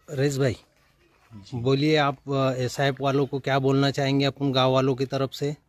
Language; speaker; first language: Hindi; non-native, local second language; Urdu